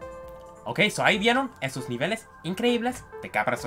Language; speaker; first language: Spanish; early bilingual, heritage; Spanish